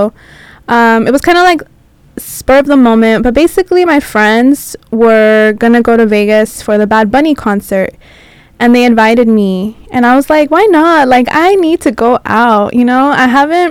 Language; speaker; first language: English; early bilingual, other home language; Spanish